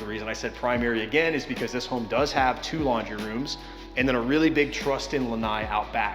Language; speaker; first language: English; native; English